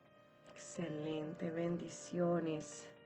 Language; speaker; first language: Spanish; native; Spanish